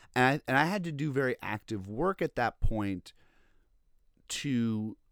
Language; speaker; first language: English; native; English